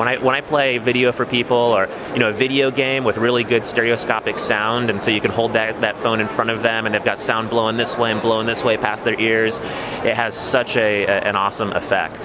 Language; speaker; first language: English; native; English